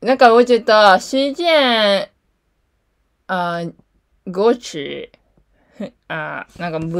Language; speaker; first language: Chinese; non-native, learner; Japanese